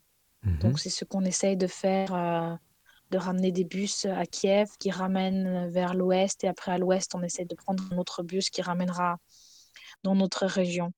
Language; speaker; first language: French; non-native, fluent; Ukrainian